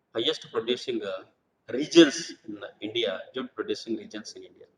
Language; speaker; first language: English; non-native, local second language; Telugu